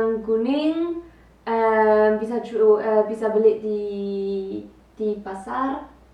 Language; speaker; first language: Indonesian; early bilingual, heritage; Indonesian